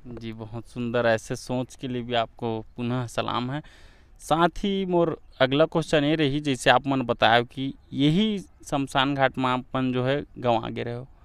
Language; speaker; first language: Hindi; native; Hindi